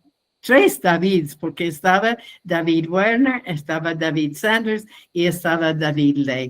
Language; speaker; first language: Spanish; non-native, fluent; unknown